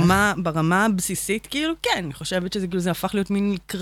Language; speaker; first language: Hebrew; native; Hebrew